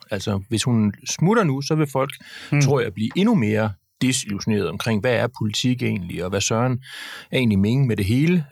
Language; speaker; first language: Danish; native; Danish